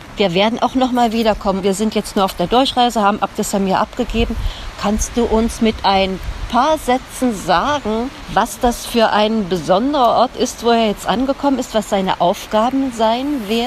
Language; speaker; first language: German; native; German